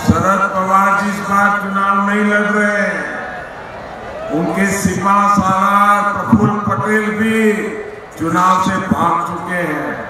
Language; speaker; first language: Hindi; non-native, local second language; Gujarati